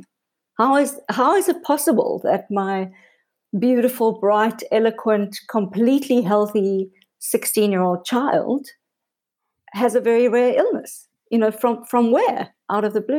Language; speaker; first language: English; native; English